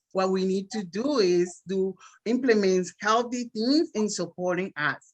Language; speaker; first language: English; non-native, learner; Spanish